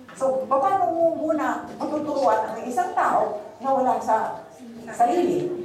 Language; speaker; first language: Filipino; non-native, local second language; Bikol